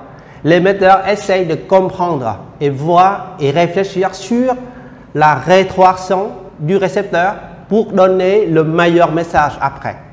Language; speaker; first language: French; non-native, fluent; Vietnamese